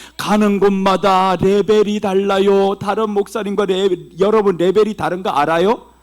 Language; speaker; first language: Korean; early bilingual, heritage; Korean